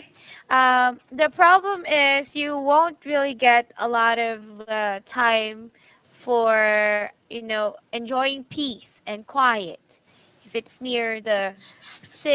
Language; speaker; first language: English; non-native, fluent; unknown